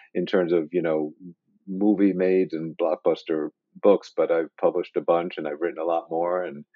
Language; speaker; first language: English; native; English